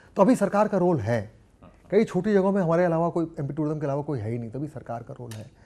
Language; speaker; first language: Hindi; native; Hindi